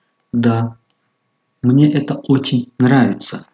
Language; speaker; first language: Russian; non-native, local second language; Tajik